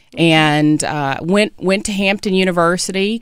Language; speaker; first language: English; native; English